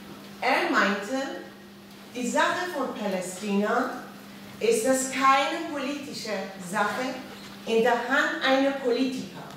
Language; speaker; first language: German; non-native, fluent; Persian